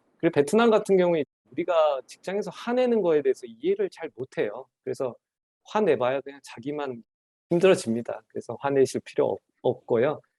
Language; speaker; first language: Korean; native; Korean